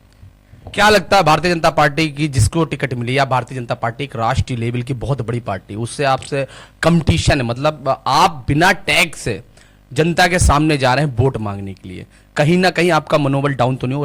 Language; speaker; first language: Hindi; native; Hindi